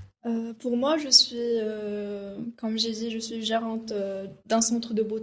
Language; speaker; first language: French; non-native, local second language; Arabic